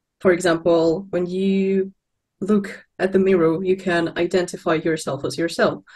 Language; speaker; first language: English; non-native, fluent; Russian